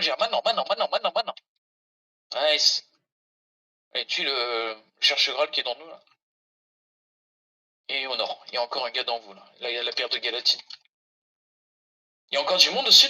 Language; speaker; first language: French; native; French